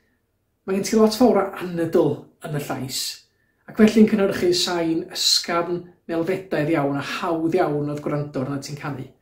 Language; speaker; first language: Welsh; native; Welsh